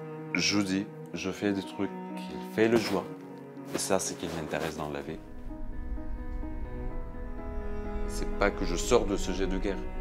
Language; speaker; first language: French; non-native, learner; Arabic